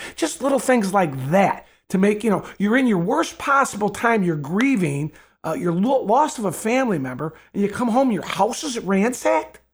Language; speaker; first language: English; native; English